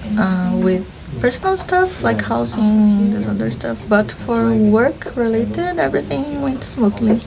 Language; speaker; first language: English; non-native, fluent; Portuguese